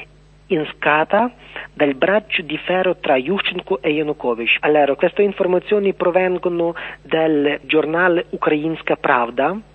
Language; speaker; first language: Italian; non-native, learner; Ukrainian